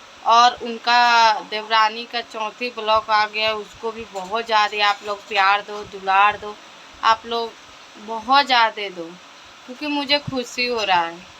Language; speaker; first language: Hindi; non-native, local second language; Bhojpuri